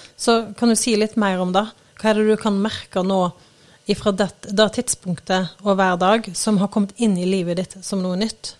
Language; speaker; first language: Norwegian; native; Norwegian